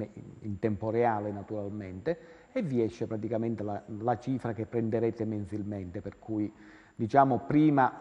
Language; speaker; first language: Italian; native; Italian